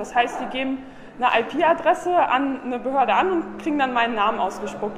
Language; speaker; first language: German; native; German